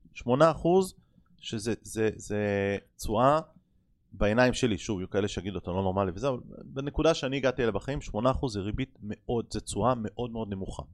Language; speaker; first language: Hebrew; native; Hebrew